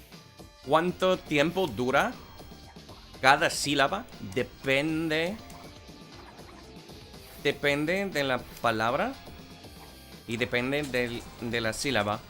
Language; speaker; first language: Spanish; non-native, fluent; English